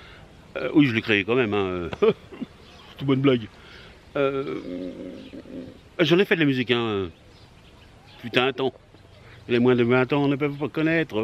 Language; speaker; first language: French; native; French